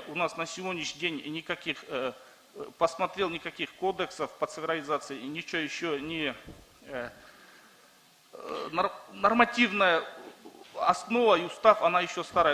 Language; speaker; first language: Russian; non-native, local second language; Kyrgyz